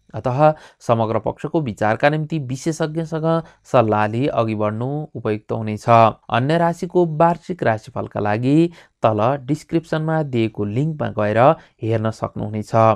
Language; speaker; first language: Nepali; native; Nepali